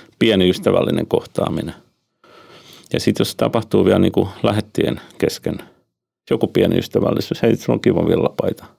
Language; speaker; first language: Finnish; native; Finnish